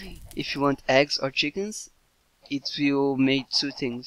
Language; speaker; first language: English; non-native, fluent; Portuguese